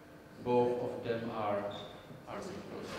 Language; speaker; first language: English; non-native, learner; Czech